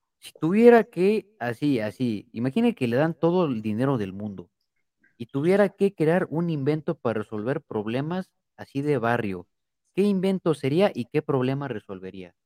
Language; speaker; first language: Spanish; native; Spanish